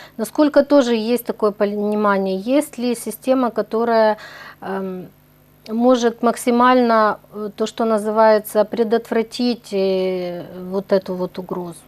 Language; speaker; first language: Russian; native; Russian